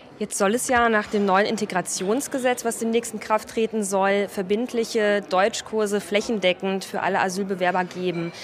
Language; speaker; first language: German; native; German